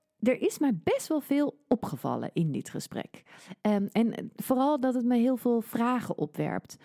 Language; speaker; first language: Dutch; native; Dutch